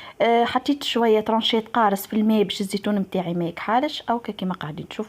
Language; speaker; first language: Arabic; native; Arabic